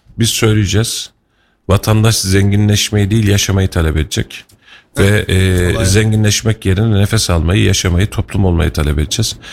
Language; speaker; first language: Turkish; native; Turkish